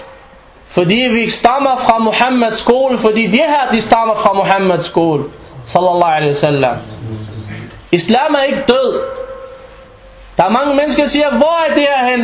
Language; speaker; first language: Danish; non-native, fluent; Arabic